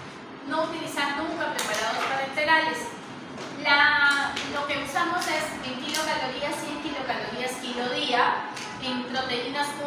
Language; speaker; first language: Spanish; native; Spanish